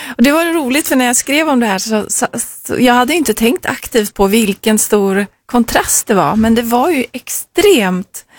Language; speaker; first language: Swedish; early bilingual, other home language; Persian